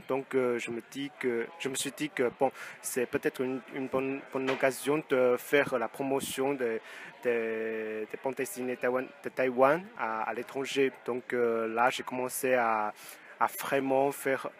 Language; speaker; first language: French; non-native, fluent; Chinese